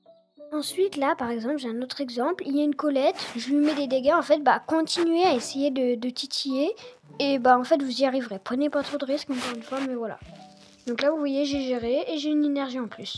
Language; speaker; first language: French; native; French